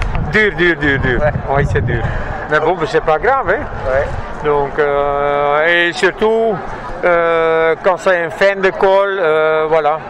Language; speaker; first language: French; non-native, fluent; Dutch